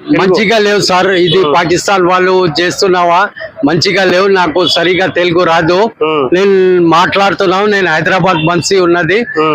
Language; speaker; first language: Telugu; non-native, local second language; Urdu